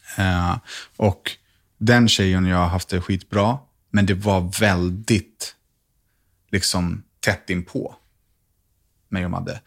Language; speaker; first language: Swedish; native; Swedish